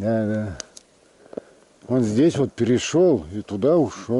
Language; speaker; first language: Russian; native; Russian